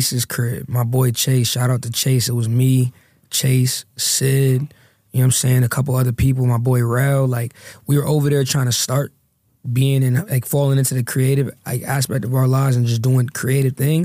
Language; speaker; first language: English; native; English